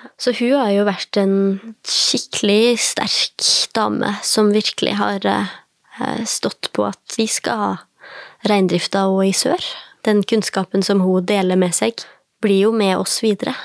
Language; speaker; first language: Norwegian; native; Norwegian